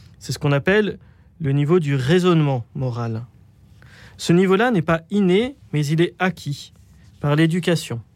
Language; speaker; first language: French; native; French